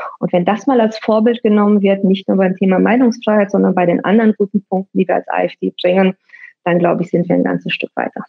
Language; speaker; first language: German; early bilingual, other home language; Romanian